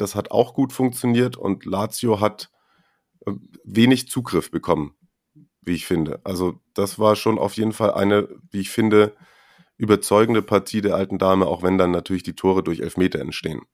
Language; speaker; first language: German; native; German